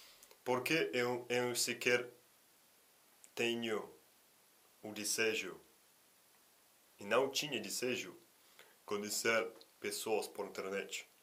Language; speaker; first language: Portuguese; non-native, fluent; Russian